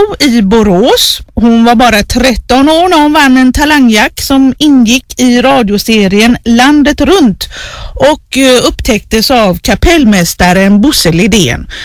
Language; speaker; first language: Swedish; native; Swedish